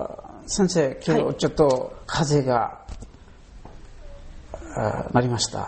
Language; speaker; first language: Japanese; non-native, learner; Bangla